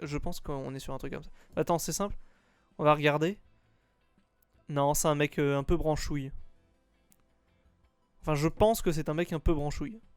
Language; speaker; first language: French; native; French